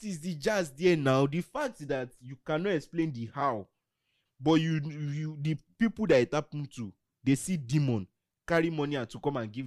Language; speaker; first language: English; non-native, local second language; Yoruba